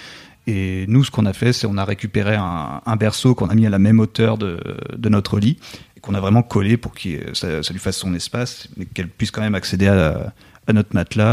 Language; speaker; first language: French; native; French